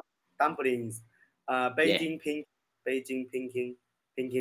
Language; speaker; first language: English; non-native, learner; Chinese